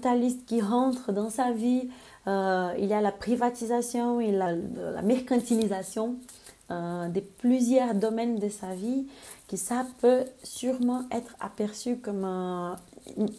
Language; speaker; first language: French; non-native, fluent; Spanish